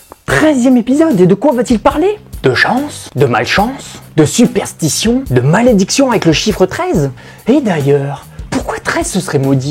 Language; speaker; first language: French; native; French